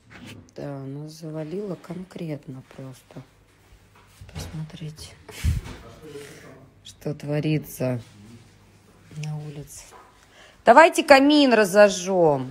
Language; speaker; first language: Russian; native; Russian